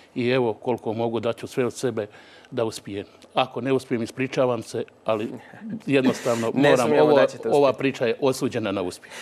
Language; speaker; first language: Croatian; native; Croatian